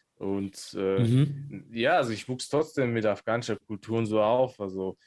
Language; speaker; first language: German; native; German